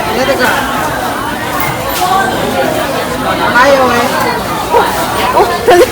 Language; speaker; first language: Chinese; non-native, learner; Filipino